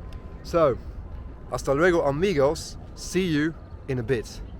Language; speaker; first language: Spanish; non-native, learner; English